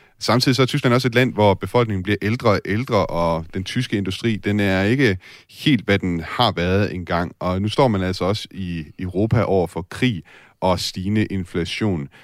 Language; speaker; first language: Danish; native; Danish